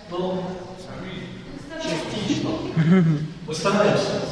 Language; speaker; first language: Russian; native; Russian